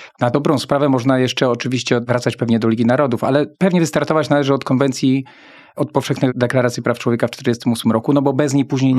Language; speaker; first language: Polish; native; Polish